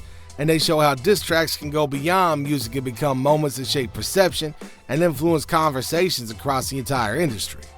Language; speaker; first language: English; native; English